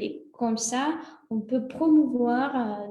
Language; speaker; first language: French; non-native, fluent; Russian